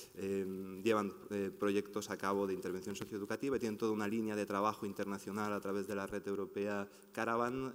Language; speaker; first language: Spanish; native; Spanish